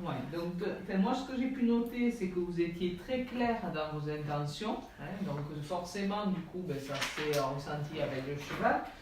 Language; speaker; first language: French; native; French